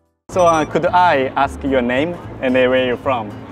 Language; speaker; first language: English; non-native, fluent; Japanese